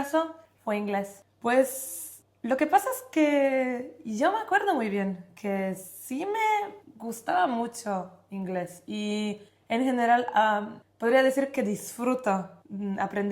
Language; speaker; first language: Spanish; non-native, fluent; Polish